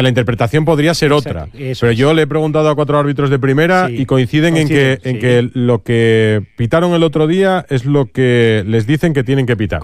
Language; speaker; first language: Spanish; native; Spanish